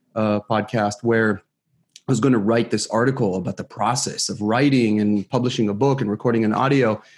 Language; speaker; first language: English; non-native, fluent; Hebrew